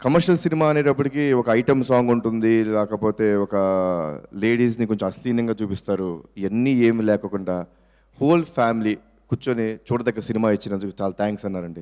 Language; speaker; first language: Telugu; native; Telugu